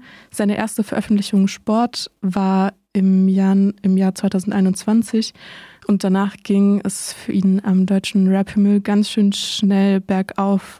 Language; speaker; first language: German; native; German